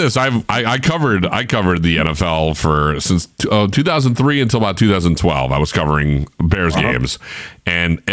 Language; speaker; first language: English; native; English